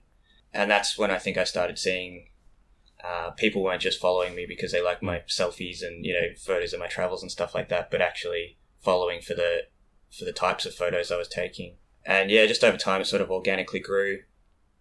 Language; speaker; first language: English; native; English